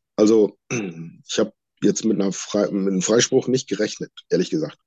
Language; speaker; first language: German; non-native, fluent; Sinhala